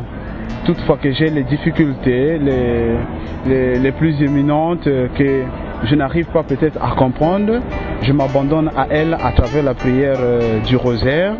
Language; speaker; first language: French; non-native, local second language; Kongo